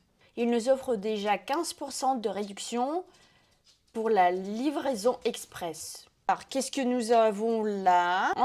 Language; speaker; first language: French; non-native, fluent; Russian